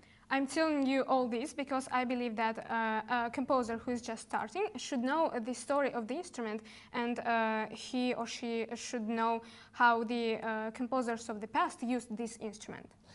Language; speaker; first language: English; non-native, fluent; Russian